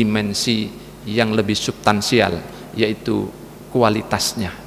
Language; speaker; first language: Indonesian; native; Indonesian